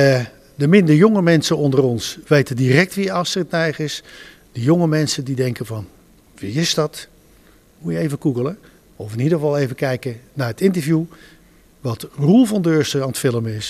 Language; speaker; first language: Dutch; native; Dutch